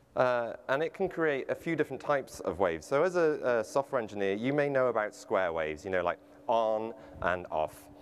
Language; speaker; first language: English; native; English